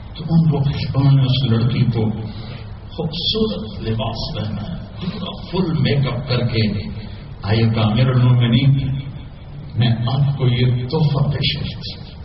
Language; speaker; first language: Urdu; non-native, local second language; Punjabi